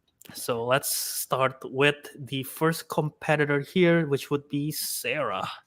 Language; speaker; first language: English; native; English